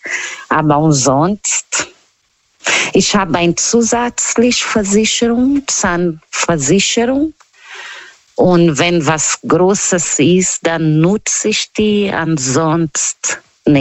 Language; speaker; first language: German; non-native, learner; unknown